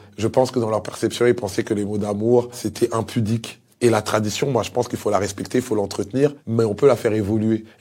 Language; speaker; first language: French; early bilingual, other home language; Lingala